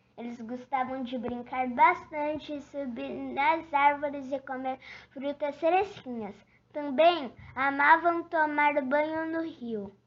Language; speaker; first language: Portuguese; native; Portuguese